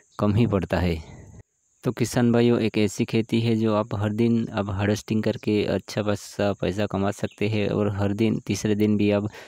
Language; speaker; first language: Hindi; non-native, local second language; Gujarati